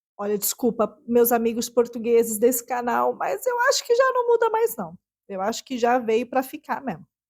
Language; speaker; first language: Portuguese; native; Portuguese